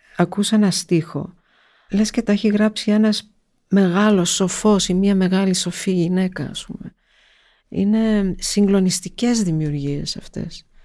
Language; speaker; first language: Greek; early bilingual, heritage; Greek